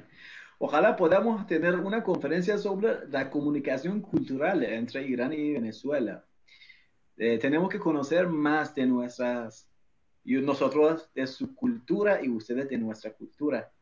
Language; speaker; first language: Spanish; non-native, fluent; Persian